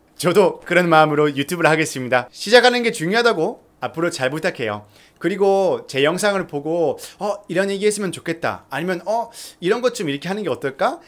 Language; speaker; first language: Korean; non-native, fluent; French